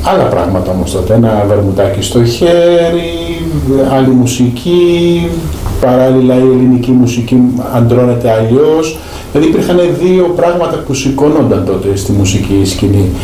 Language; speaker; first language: Greek; native; Greek